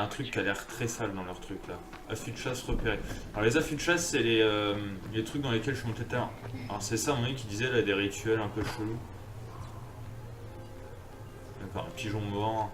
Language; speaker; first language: French; native; French